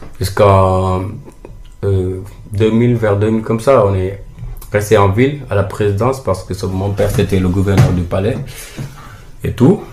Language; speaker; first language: French; non-native, local second language; Wolof